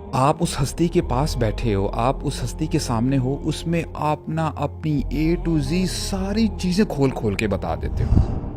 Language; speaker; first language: Urdu; native; Urdu